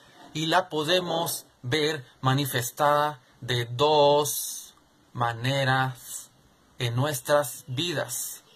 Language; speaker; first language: Spanish; native; Spanish